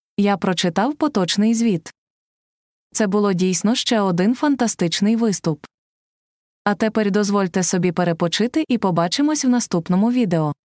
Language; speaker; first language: Ukrainian; native; Ukrainian